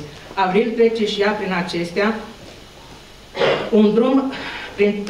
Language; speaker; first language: Romanian; native; Romanian